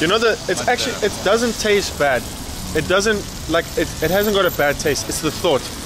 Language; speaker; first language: English; native; English